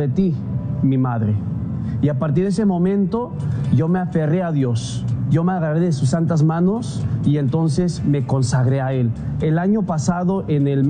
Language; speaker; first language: Spanish; early bilingual, heritage; Spanish